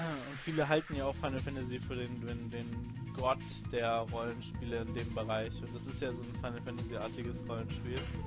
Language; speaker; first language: German; native; German